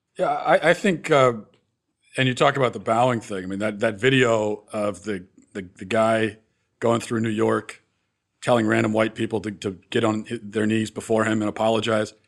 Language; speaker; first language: English; native; English